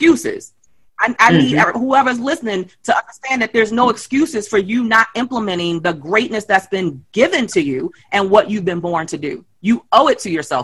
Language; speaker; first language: English; native; English